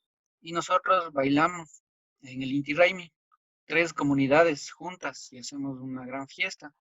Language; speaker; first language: Spanish; non-native, local second language; Quechua